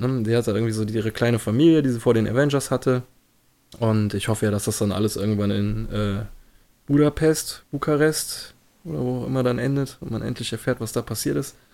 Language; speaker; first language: German; native; German